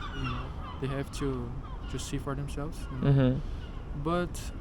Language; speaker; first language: English; non-native, fluent; Portuguese